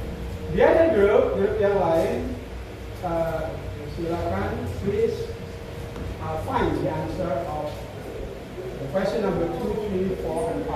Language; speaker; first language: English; non-native, fluent; Indonesian